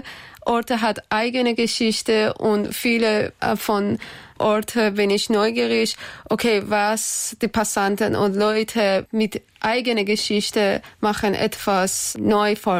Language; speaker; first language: German; non-native, learner; Persian